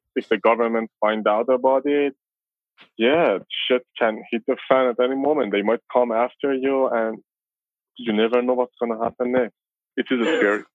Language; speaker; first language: English; non-native, fluent; Persian